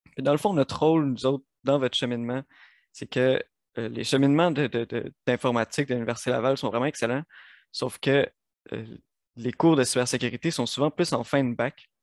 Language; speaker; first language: French; native; French